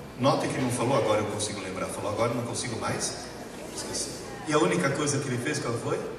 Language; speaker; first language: Portuguese; early bilingual, other home language; Italian